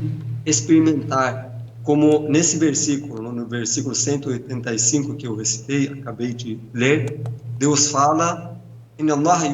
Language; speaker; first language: Portuguese; non-native, fluent; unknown